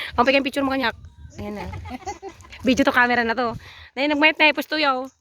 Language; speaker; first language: Filipino; non-native, local second language; Iloko